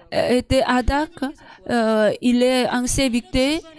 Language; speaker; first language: French; non-native, learner; Korean